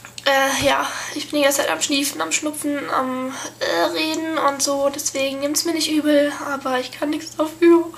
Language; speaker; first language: German; native; German